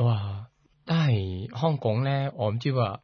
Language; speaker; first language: Cantonese; non-native, learner; Thai